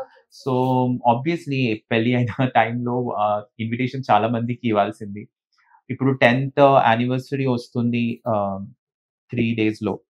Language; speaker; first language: Telugu; non-native, fluent; Bangla